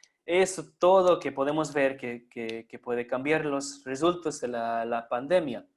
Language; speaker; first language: Spanish; non-native, fluent; English